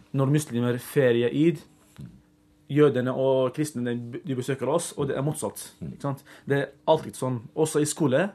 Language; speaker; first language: Norwegian; early bilingual, other home language; Arabic